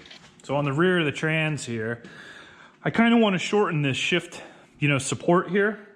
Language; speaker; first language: English; native; English